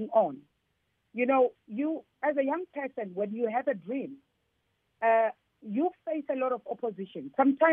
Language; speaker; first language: English; non-native, local second language; Tsonga